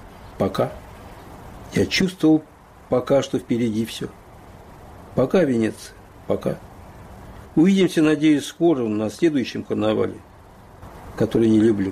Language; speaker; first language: Russian; native; Russian